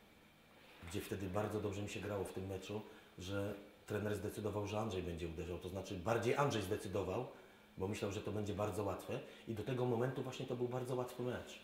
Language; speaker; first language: Polish; native; Polish